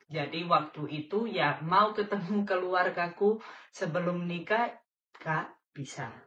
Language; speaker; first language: Indonesian; non-native, fluent; Spanish